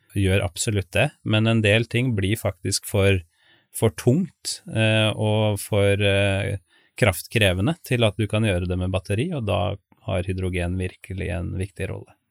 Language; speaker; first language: Norwegian; native; Norwegian